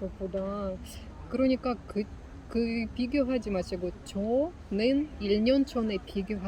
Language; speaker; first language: Korean; non-native, learner; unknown